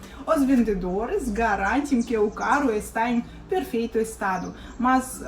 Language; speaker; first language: Portuguese; non-native, fluent; Russian